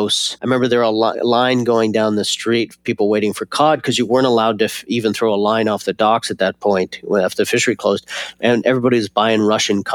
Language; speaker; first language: English; native; English